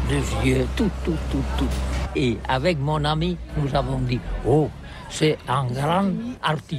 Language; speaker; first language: French; non-native, learner; Catalan